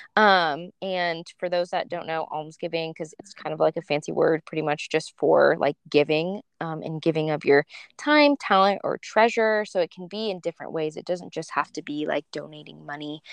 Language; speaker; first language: English; early bilingual, other home language; Spanish